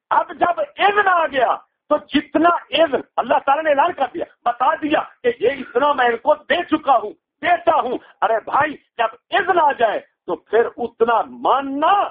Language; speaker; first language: Urdu; non-native, local second language; Punjabi